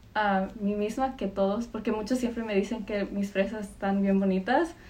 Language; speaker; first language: Spanish; early bilingual, heritage; Spanish